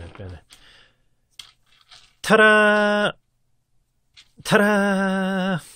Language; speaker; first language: Italian; non-native, learner; Korean